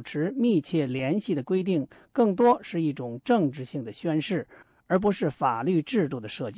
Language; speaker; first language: Chinese; native; Chinese